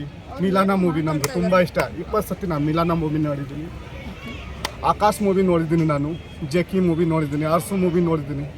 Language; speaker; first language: Kannada; non-native, local second language; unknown